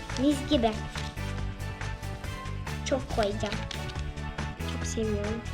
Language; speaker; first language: Turkish; early bilingual, heritage; Turkish